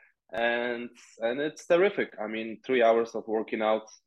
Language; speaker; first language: English; non-native, fluent; Polish